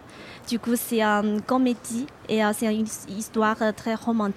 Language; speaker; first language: French; non-native, fluent; Chinese